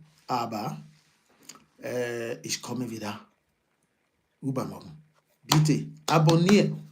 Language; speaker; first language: German; non-native, learner; Yoruba